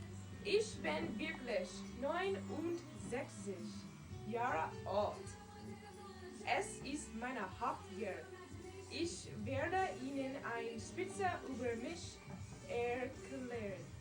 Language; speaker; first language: German; non-native, learner; English